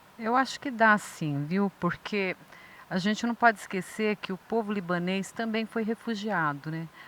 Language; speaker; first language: Portuguese; native; Portuguese